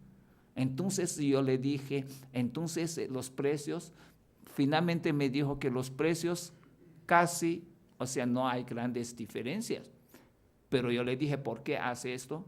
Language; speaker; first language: Spanish; non-native, fluent; Chinese